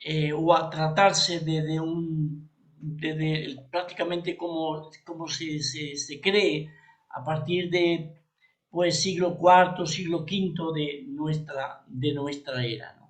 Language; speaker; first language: Spanish; native; Spanish